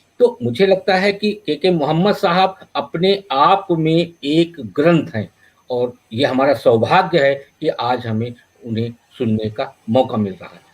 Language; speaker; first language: Hindi; native; Hindi